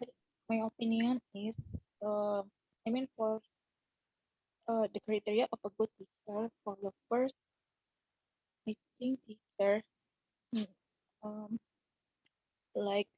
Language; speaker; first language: English; non-native, learner; Indonesian